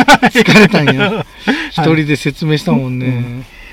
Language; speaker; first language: Japanese; native; Japanese